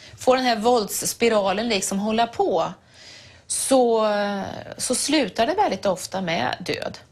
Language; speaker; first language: Swedish; native; Swedish